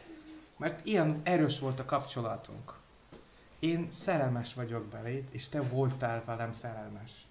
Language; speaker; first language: Hungarian; non-native, learner; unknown